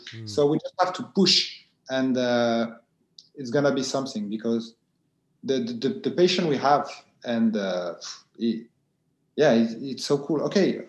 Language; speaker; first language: English; non-native, fluent; French